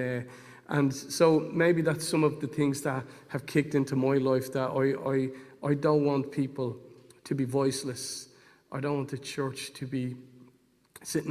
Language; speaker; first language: English; native; English